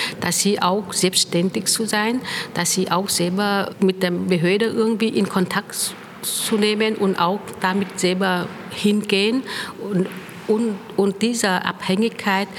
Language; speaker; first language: German; non-native, fluent; Vietnamese